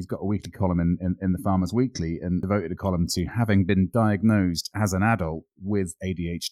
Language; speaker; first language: English; native; English